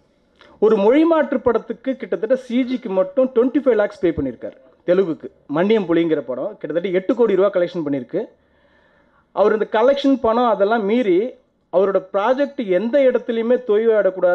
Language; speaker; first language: Tamil; native; Tamil